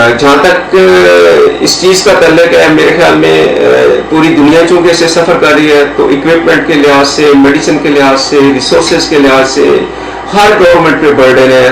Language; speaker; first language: Urdu; non-native, local second language; Punjabi